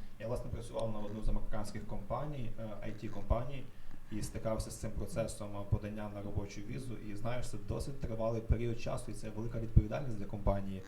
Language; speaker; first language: Ukrainian; native; Ukrainian